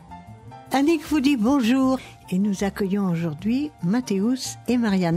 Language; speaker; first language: French; native; French